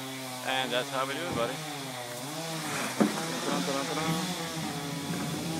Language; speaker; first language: English; native; English